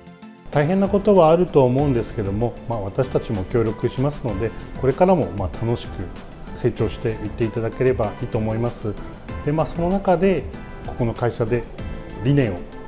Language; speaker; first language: Japanese; native; Japanese